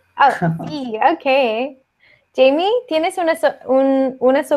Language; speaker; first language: Spanish; non-native, fluent; English